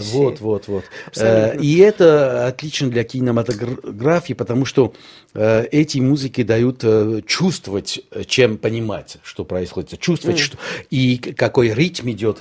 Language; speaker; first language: Russian; non-native, local second language; Armenian